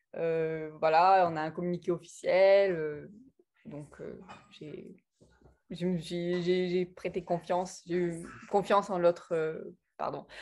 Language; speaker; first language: French; early bilingual, other home language; English